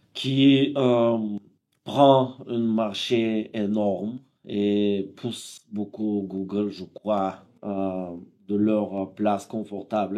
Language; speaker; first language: French; non-native, fluent; Bulgarian